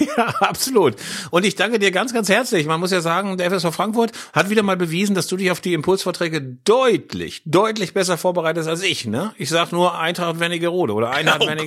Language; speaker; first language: German; native; German